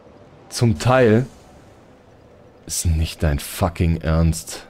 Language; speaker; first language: German; native; German